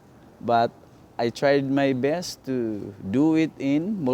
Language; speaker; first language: English; non-native, local second language; Cebuano